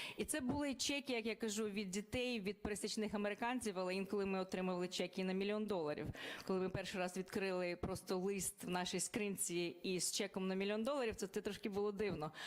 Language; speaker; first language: Ukrainian; native; Ukrainian